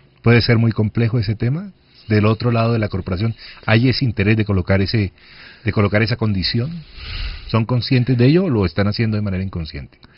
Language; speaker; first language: Spanish; native; Spanish